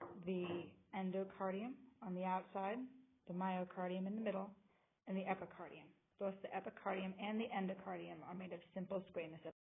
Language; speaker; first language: English; native; English